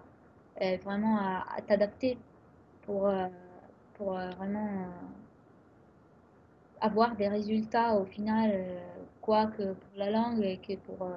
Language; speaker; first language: French; non-native, fluent; Italian